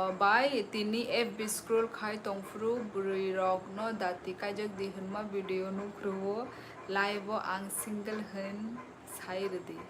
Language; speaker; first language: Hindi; non-native, local second language; Kok Borok